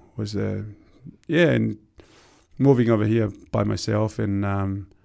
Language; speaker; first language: English; non-native, fluent; Tongan